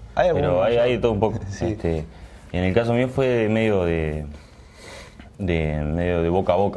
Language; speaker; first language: Spanish; native; Spanish